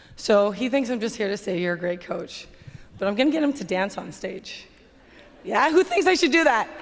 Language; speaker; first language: English; native; English